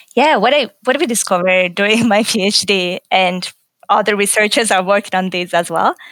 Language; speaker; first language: English; non-native, fluent; Italian